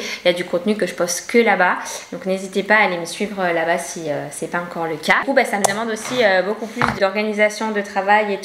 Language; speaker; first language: French; native; French